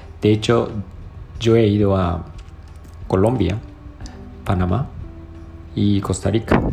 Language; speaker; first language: Spanish; non-native, learner; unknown